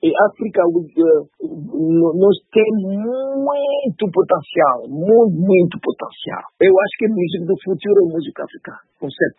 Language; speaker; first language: Portuguese; non-native, learner; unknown